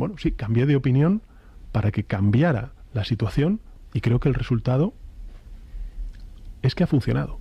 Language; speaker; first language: Spanish; native; Spanish